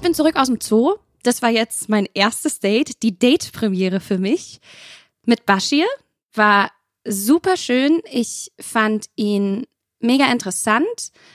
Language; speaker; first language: German; early bilingual, other home language; Arabic